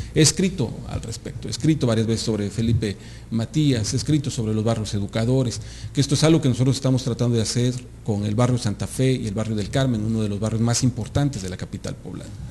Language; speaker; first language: Spanish; native; Spanish